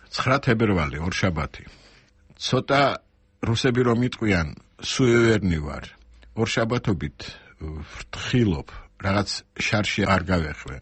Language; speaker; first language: Georgian; non-native, local second language; Armenian